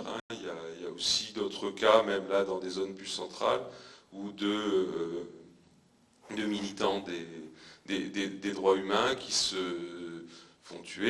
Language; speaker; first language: French; native; French